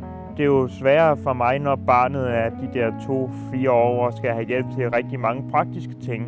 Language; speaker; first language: Danish; native; Danish